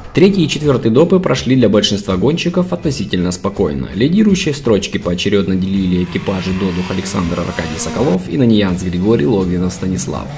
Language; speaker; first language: Russian; native; Russian